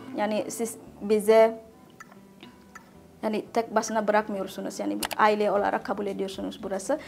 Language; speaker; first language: Turkish; non-native, learner; Indonesian